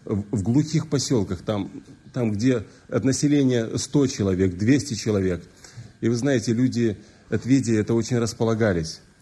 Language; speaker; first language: Russian; native; Russian